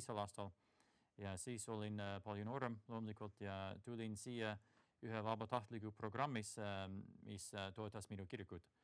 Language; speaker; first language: Estonian; non-native, fluent; English